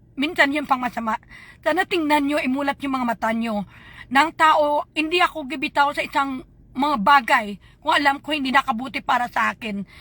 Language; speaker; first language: Filipino; non-native, local second language; Hiligaynon